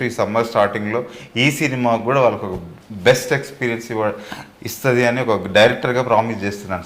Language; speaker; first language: Telugu; native; Telugu